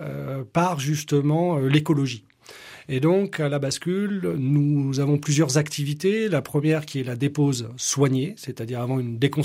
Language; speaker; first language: French; native; French